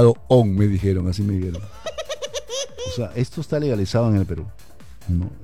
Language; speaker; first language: Spanish; native; Spanish